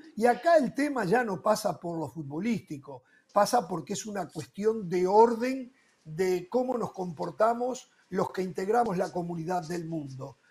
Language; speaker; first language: Spanish; native; Spanish